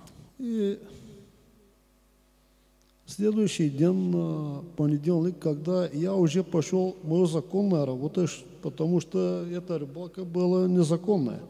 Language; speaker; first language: Russian; non-native, learner; Bulgarian